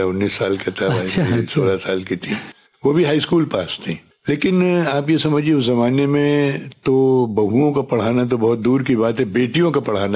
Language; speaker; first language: Hindi; native; Hindi